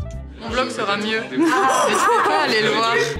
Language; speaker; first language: French; native; French